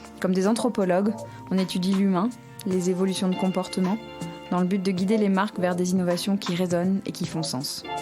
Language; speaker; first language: French; native; French